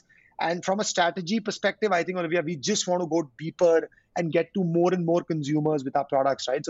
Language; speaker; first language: English; non-native, local second language; Hindi